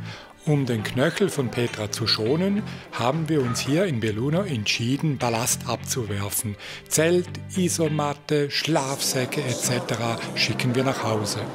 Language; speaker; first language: German; native; German